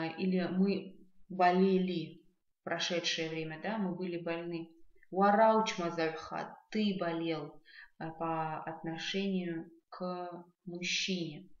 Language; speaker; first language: Russian; non-native, local second language; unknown